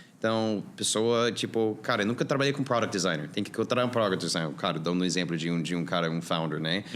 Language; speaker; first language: Portuguese; non-native, fluent; English